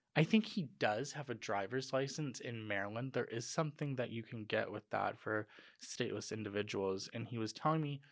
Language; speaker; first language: English; native; English